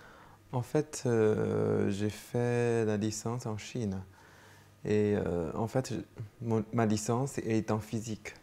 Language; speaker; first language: French; non-native, fluent; Chinese